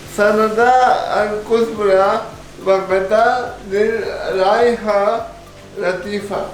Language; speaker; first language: Arabic; non-native, learner; Urdu